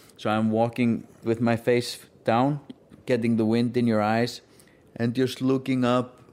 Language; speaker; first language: English; non-native, fluent; Icelandic